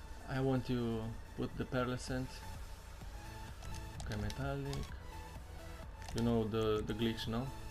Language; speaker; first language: English; non-native, learner; Italian